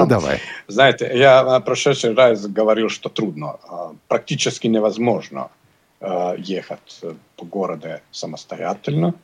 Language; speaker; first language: Russian; non-native, learner; Bosnian